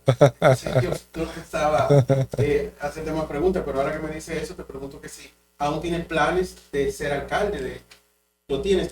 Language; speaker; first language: Spanish; native; Spanish